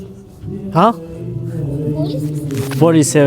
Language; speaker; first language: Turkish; non-native, learner; French